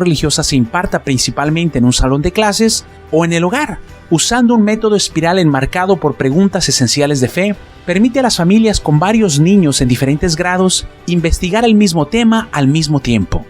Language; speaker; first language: Spanish; native; Spanish